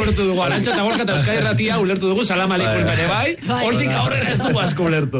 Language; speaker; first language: Basque; native; Basque